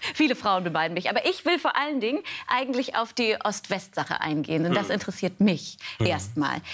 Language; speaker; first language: German; native; German